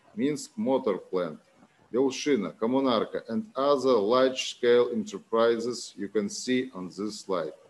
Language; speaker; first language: English; non-native, fluent; Russian